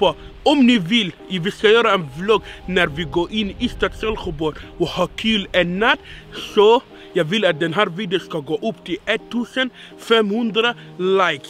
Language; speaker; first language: Swedish; non-native, fluent; Arabic